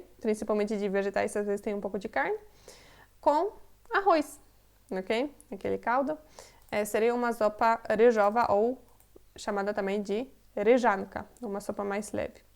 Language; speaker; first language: Portuguese; non-native, fluent; Polish